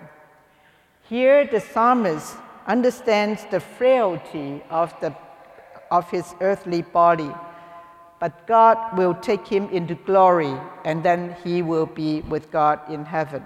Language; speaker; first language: English; non-native, local second language; Cantonese